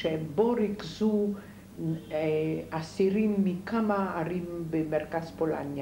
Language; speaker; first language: Hebrew; non-native, fluent; Polish